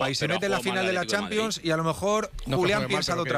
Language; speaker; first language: Spanish; native; Spanish